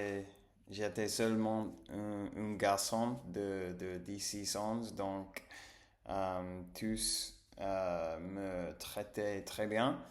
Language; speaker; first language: French; non-native, learner; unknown